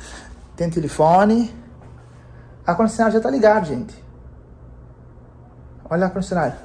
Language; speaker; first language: Portuguese; non-native, learner; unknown